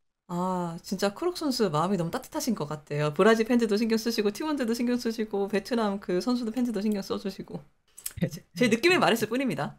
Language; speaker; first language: Korean; native; Korean